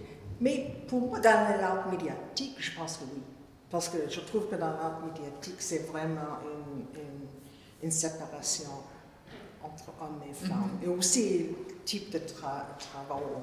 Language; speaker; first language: French; non-native, fluent; English